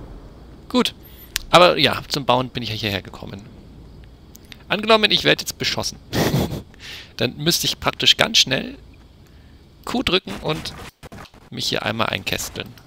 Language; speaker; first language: German; native; German